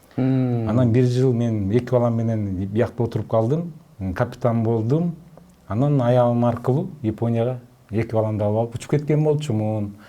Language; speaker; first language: Kyrgyz; native; Kyrgyz